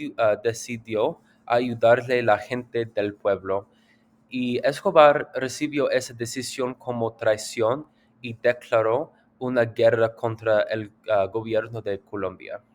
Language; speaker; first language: Spanish; non-native, learner; English